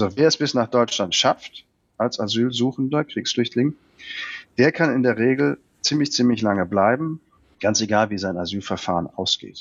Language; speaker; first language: German; native; German